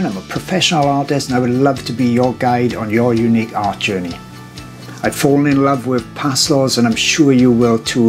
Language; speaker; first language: English; native; English